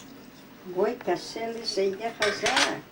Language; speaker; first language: Hebrew; non-native, fluent; Russian